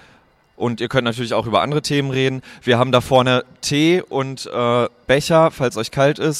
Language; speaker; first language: German; native; German